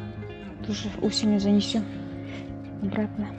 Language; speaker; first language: Russian; native; Russian